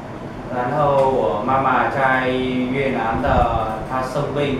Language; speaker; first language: Chinese; non-native, learner; Vietnamese